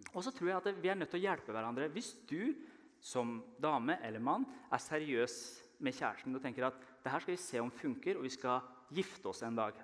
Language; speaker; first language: Norwegian; early bilingual, other home language; Persian